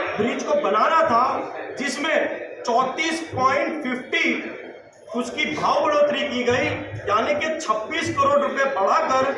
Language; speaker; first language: Hindi; non-native, local second language; Gujarati